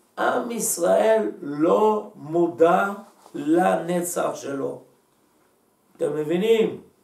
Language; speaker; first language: Hebrew; native; Hebrew